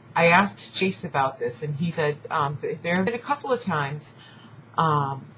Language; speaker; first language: English; native; English